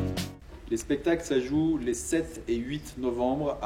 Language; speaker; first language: French; native; French